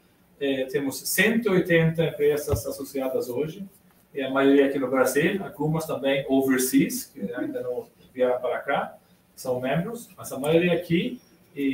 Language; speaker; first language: Portuguese; non-native, fluent; Swedish